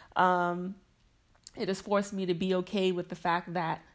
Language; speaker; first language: English; native; English